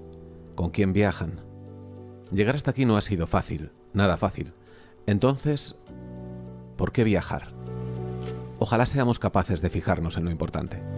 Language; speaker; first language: Spanish; native; Spanish